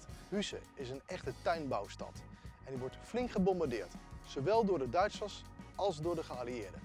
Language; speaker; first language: Dutch; native; Dutch